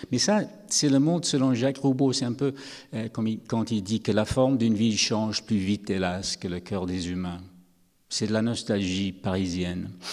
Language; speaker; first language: French; non-native, fluent; English